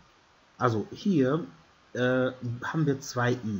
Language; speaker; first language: German; non-native, fluent; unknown